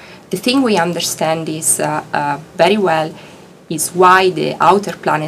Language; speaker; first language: English; non-native, fluent; Italian